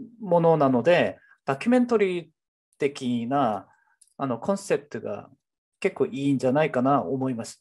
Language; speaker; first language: Japanese; non-native, fluent; Korean